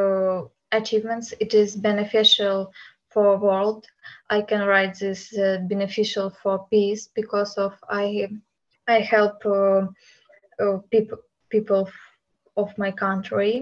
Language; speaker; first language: English; non-native, learner; Ukrainian